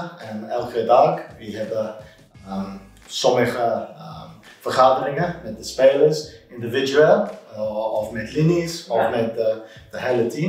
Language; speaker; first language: Dutch; non-native, learner; English